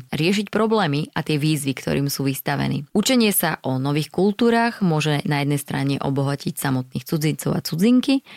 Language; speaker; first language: Slovak; native; Slovak